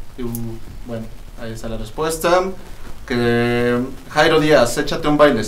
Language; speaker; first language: Spanish; native; Spanish